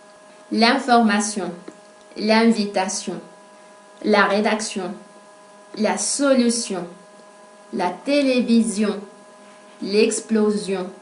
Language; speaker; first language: French; non-native, fluent; Spanish